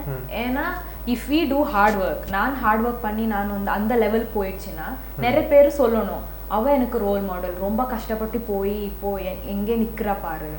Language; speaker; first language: Tamil; non-native, learner; Kannada